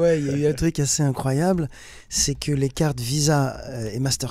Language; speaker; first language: French; native; French